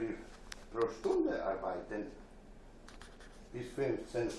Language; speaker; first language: German; non-native, learner; Polish